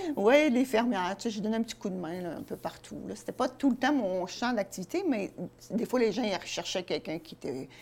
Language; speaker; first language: French; native; French